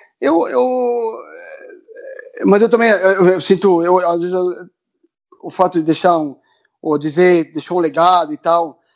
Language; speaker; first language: Portuguese; early bilingual, other home language; Spanish